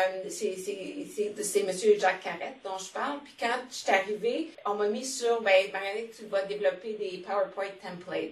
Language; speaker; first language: French; native; French